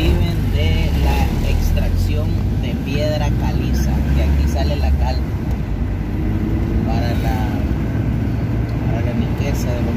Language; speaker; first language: Spanish; native; Spanish